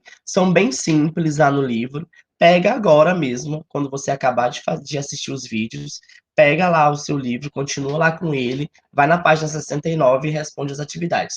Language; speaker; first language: Portuguese; native; Portuguese